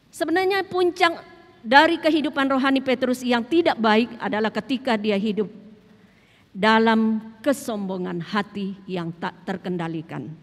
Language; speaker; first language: Indonesian; native; Indonesian